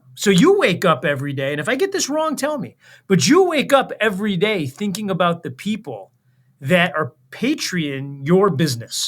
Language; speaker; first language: English; native; English